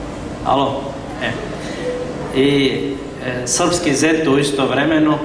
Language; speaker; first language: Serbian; non-native, fluent; Arabic